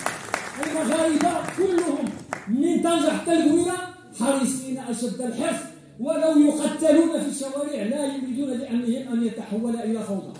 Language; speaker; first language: Arabic; native; Arabic